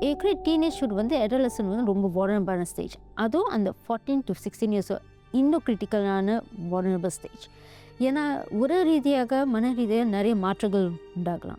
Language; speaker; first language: Tamil; native; Tamil